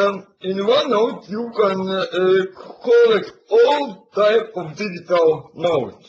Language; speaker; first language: English; non-native, learner; Latvian